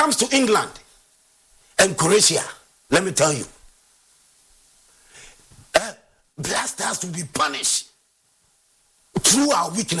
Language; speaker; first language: English; non-native, local second language; Akan